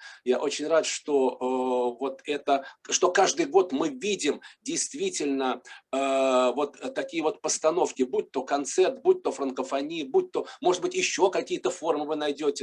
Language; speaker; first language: Russian; native; Russian